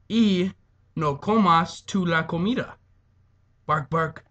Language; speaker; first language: Spanish; non-native, learner; English